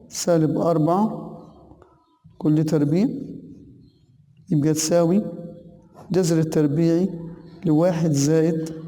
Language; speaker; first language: Arabic; native; Arabic